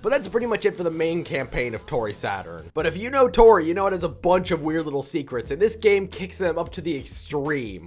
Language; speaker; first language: English; native; English